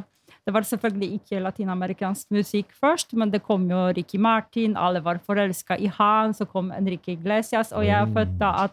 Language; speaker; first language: Norwegian; non-native, fluent; Polish